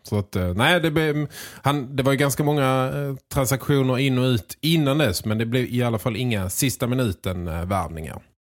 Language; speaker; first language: Swedish; native; Swedish